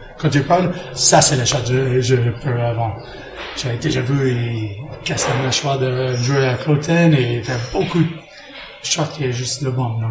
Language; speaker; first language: French; non-native, learner; English